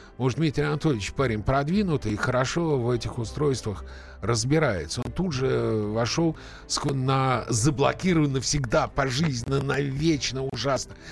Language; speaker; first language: Russian; native; Russian